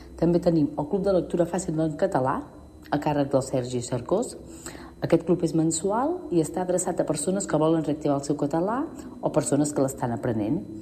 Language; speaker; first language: Catalan; native; Catalan